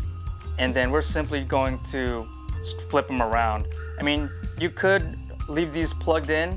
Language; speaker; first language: English; native; English